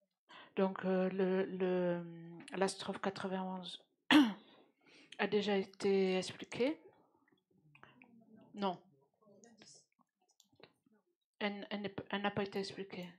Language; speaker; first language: French; native; French